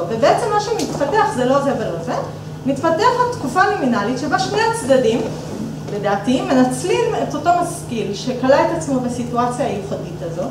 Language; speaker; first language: Hebrew; native; Hebrew